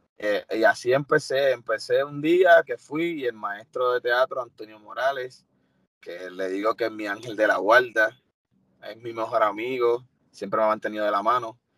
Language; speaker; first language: Spanish; native; Spanish